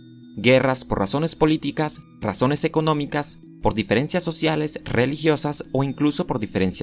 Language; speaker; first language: Spanish; native; Spanish